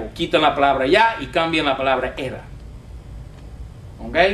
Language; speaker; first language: Spanish; non-native, fluent; English